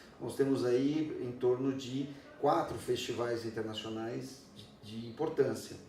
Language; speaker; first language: Portuguese; non-native, fluent; Spanish